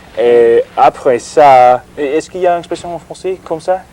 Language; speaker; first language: French; non-native, learner; English